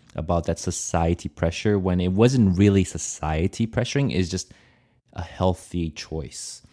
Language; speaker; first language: English; non-native, fluent; Portuguese